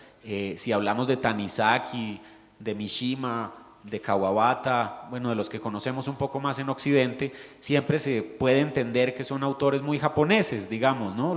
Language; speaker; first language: Spanish; native; Spanish